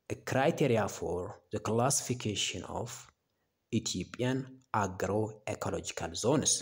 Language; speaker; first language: English; non-native, local second language; Amharic